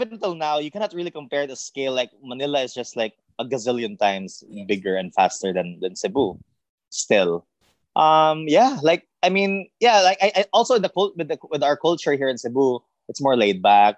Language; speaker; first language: English; non-native, local second language; Cebuano